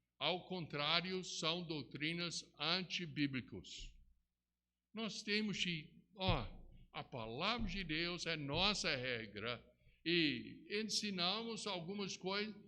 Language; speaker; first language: Portuguese; non-native, fluent; English